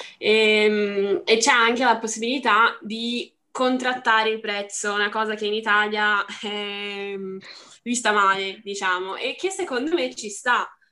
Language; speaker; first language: Italian; non-native, fluent; Portuguese